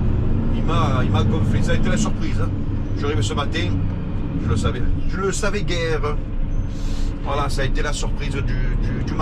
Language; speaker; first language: French; native; French